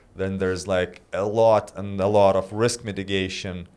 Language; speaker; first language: English; non-native, fluent; Lithuanian